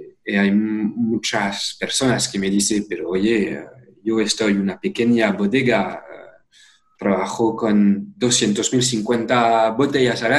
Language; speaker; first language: Spanish; non-native, fluent; French